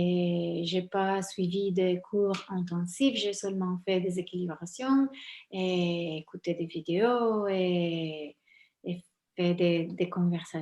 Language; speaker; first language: French; non-native, fluent; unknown